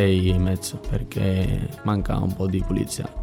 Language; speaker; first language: Italian; non-native, learner; Spanish